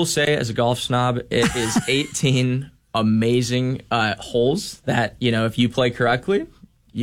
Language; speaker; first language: English; native; English